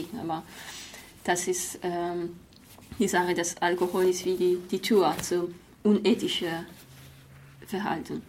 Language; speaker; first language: German; non-native, fluent; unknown